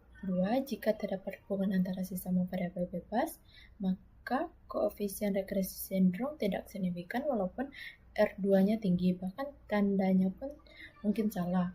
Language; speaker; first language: Indonesian; native; Indonesian